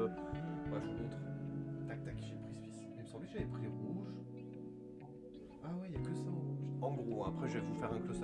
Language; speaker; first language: French; native; French